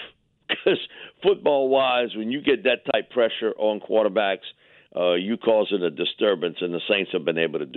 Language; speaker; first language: English; native; English